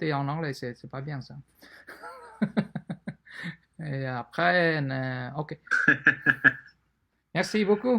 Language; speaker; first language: French; non-native, fluent; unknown